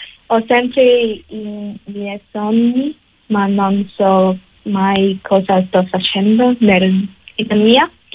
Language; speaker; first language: Italian; non-native, learner; Cantonese